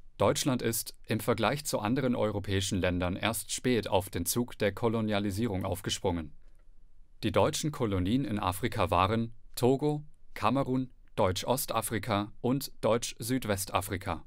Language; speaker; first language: German; native; German